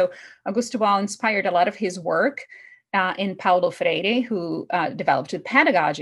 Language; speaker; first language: English; non-native, fluent; Portuguese